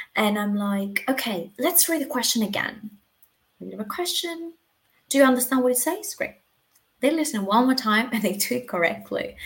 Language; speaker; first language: English; non-native, fluent; Spanish